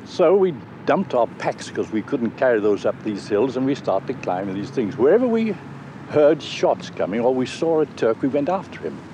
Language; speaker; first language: English; native; English